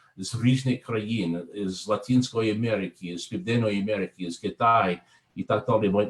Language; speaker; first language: Ukrainian; non-native, learner; English